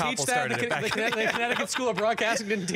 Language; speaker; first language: English; native; English